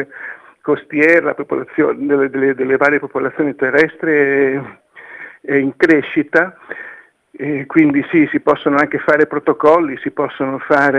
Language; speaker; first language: Italian; native; Italian